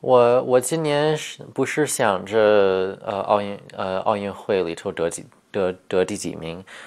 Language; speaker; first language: Chinese; early bilingual, heritage; Chinese